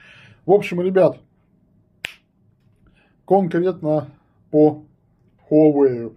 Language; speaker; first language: Russian; native; Russian